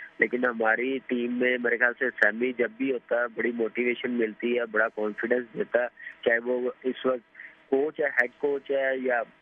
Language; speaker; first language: Urdu; non-native, local second language; Punjabi